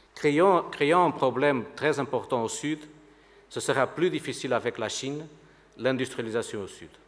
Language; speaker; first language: French; non-native, fluent; Portuguese